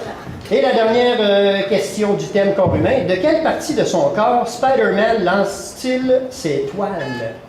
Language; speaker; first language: French; native; French